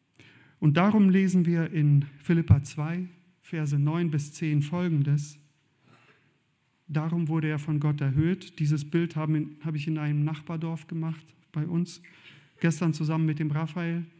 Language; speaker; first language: German; native; German